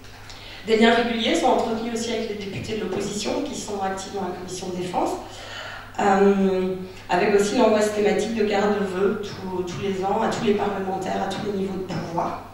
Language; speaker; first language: French; native; French